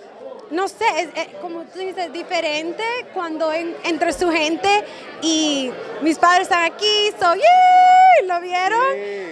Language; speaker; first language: Spanish; early bilingual, heritage; Spanish